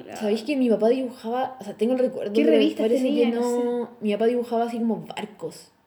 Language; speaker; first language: Spanish; native; Spanish